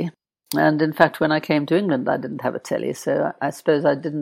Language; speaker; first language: English; native; English